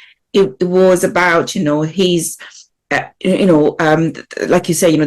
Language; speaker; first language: English; non-native, fluent; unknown